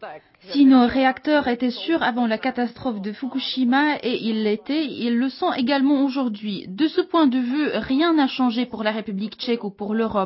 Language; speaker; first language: French; native; French